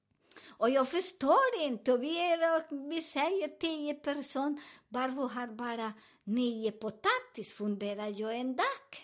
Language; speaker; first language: Swedish; non-native, fluent; Spanish